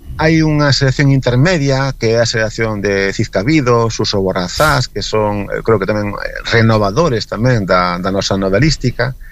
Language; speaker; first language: Galician; native; Galician